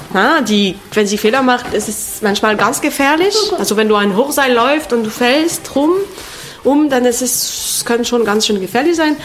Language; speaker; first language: German; non-native, fluent; French